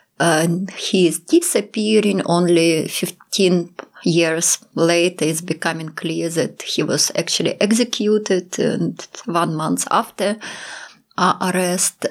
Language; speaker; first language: English; non-native, fluent; Russian